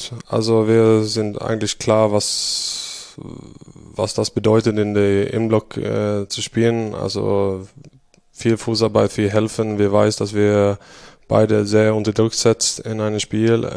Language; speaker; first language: German; non-native, fluent; Swedish